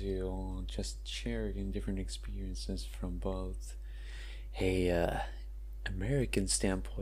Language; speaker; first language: English; non-native, fluent; Norwegian